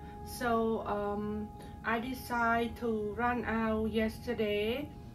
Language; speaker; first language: English; non-native, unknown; Khmer